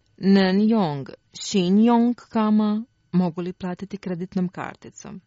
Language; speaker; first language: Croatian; native; Croatian